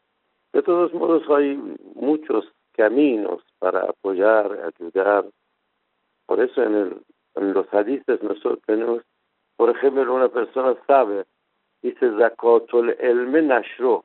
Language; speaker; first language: Spanish; non-native, fluent; Persian